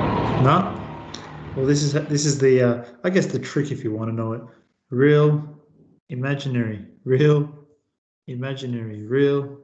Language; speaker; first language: English; native; English